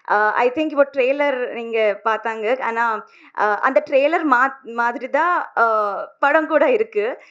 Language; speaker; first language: Tamil; non-native, learner; Telugu